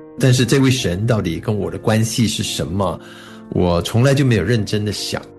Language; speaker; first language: Chinese; native; Chinese